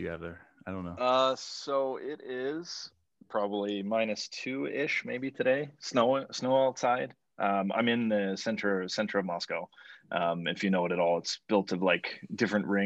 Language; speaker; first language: English; native; English